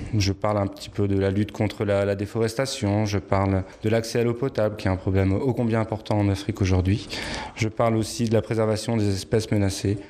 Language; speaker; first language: French; non-native, local second language; Wolof